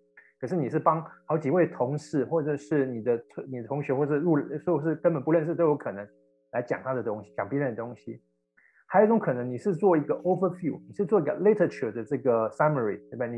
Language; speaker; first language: Chinese; native; Chinese